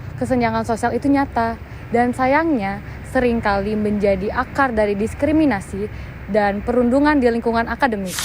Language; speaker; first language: Indonesian; native; Indonesian